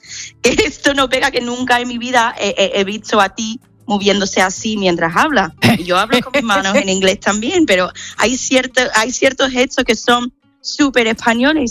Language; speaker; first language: Spanish; non-native, fluent; English